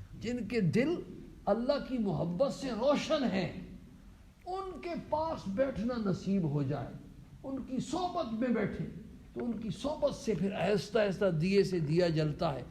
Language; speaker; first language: Urdu; non-native, local second language; Punjabi